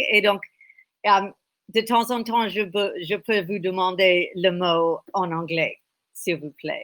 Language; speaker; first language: French; non-native, learner; English